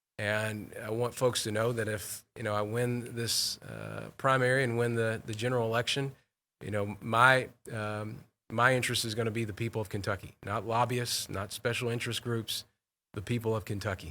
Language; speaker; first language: English; native; English